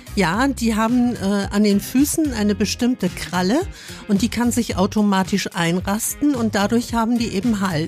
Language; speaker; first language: German; native; German